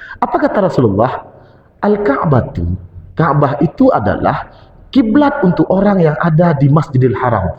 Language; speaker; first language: Malay; non-native, local second language; Achinese